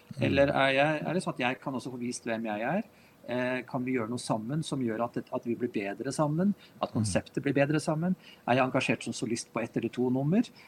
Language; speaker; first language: Norwegian; native; Norwegian